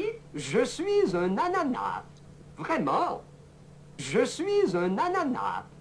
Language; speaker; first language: French; non-native, learner; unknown